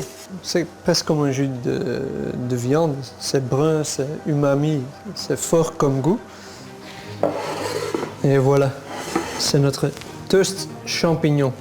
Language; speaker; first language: French; non-native, local second language; Dutch